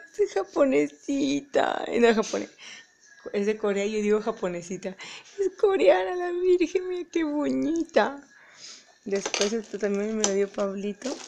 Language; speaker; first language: Spanish; native; Spanish